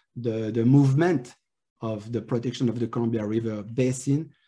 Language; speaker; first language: English; non-native, fluent; French